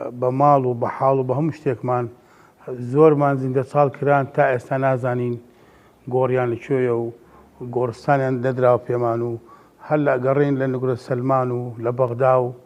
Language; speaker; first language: Central Kurdish; non-native, local second language; Southern Kurdish